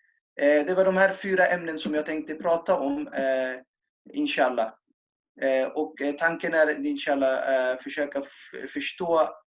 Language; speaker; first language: Swedish; non-native, fluent; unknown